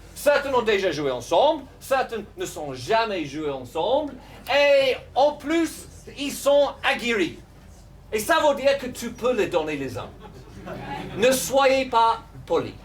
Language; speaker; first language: French; native; French